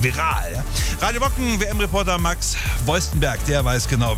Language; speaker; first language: German; native; German